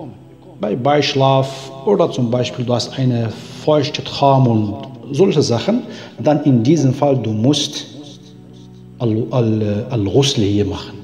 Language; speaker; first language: German; non-native, fluent; Arabic